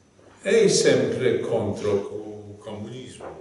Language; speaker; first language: Italian; non-native, fluent; Polish